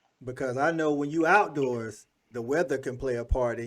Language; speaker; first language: English; native; English